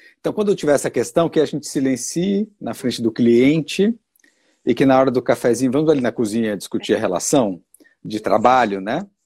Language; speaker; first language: Portuguese; native; Portuguese